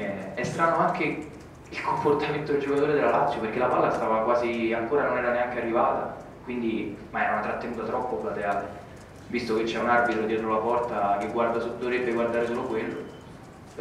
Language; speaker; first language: Italian; native; Italian